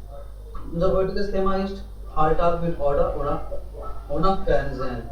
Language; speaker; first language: German; non-native, learner; Hindi